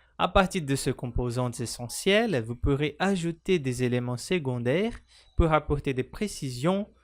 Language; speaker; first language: French; non-native, fluent; Portuguese